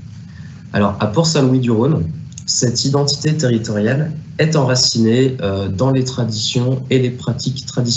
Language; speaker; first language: French; native; French